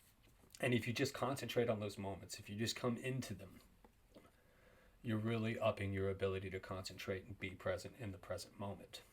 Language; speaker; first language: English; native; English